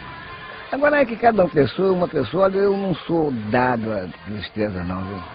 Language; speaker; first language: Portuguese; native; Portuguese